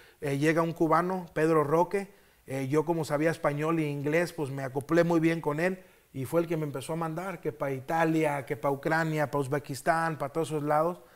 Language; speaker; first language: Spanish; early bilingual, heritage; Spanish